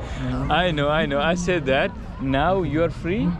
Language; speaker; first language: English; non-native, learner; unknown